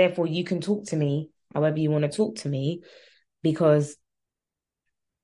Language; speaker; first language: English; native; English